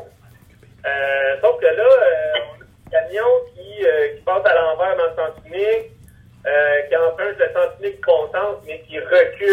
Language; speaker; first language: French; native; French